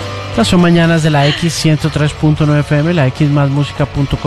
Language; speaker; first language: Spanish; native; Spanish